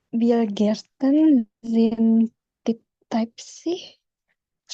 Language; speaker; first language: German; non-native, learner; Indonesian